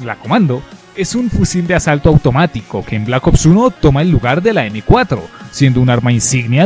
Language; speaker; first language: Spanish; native; Spanish